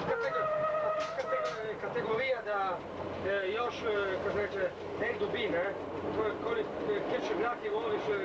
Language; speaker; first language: Slovenian; non-native, learner; Italian